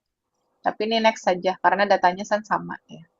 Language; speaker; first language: Indonesian; native; Indonesian